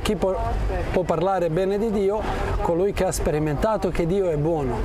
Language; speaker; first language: Italian; non-native, fluent; Croatian